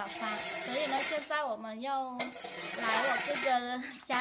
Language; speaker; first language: Chinese; non-native, learner; Vietnamese